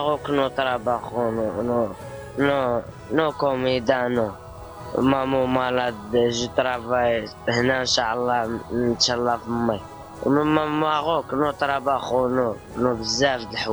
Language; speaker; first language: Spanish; non-native, learner; Arabic